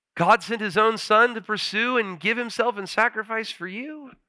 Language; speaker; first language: English; native; English